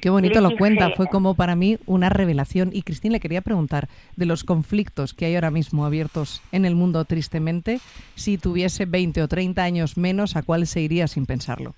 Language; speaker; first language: Spanish; native; Spanish